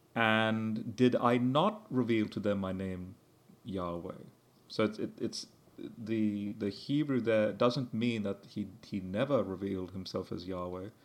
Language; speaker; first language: English; early bilingual, heritage; English